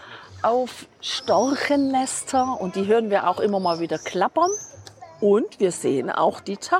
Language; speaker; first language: German; native; German